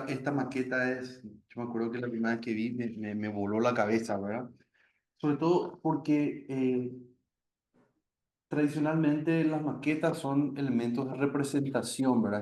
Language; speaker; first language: Spanish; native; Spanish